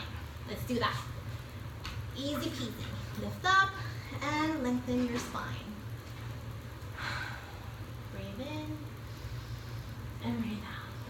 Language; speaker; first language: English; native; English